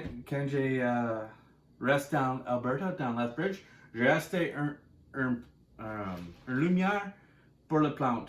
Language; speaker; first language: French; non-native, learner; English